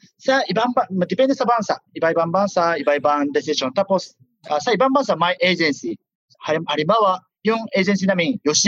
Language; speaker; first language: Filipino; non-native, learner; Japanese